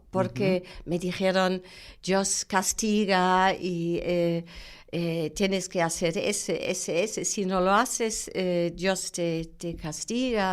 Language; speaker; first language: Spanish; non-native, fluent; German